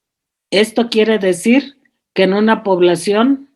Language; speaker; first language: Spanish; native; Spanish